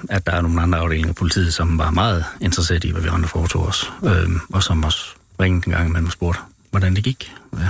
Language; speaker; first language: Danish; native; Danish